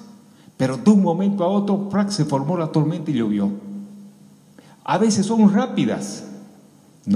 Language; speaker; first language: Spanish; native; Spanish